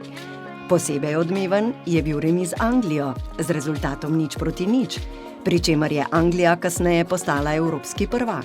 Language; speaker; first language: Slovenian; native; Slovenian